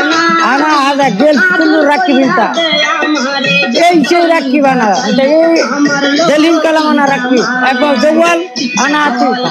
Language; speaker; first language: Arabic; non-native, learner; Bangla